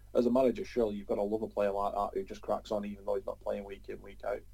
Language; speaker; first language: English; native; English